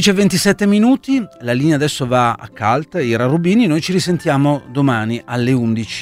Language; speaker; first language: Italian; native; Italian